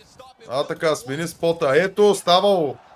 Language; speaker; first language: Bulgarian; native; Bulgarian